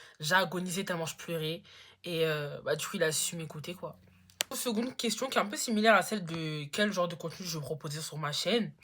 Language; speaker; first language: French; native; French